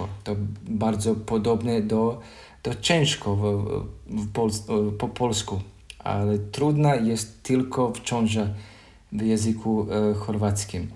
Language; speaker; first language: Polish; non-native, learner; Croatian